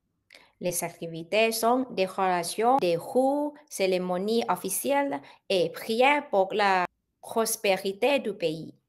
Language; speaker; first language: French; non-native, fluent; Thai